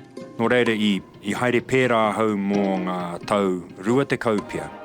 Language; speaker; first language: Māori; non-native, local second language; English